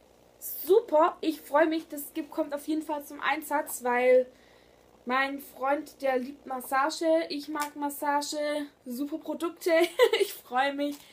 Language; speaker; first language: German; native; German